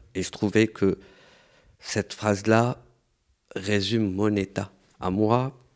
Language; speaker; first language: French; non-native, local second language; Arabic